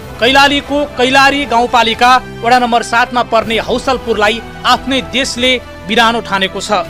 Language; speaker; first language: Nepali; native; Nepali